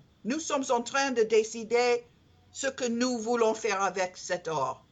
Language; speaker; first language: French; non-native, learner; English